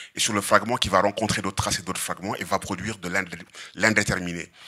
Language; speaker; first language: French; non-native, local second language; Serer